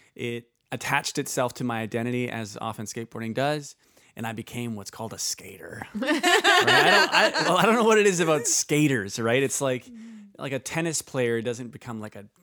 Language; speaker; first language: English; early bilingual, other home language; Icelandic